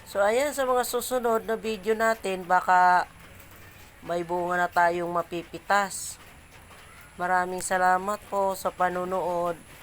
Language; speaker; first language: Filipino; non-native, local second language; Bikol